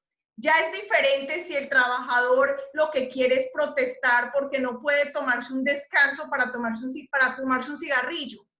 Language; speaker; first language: Spanish; non-native, fluent; English